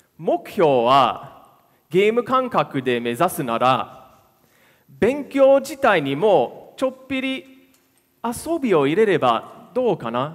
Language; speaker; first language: Japanese; non-native, fluent; English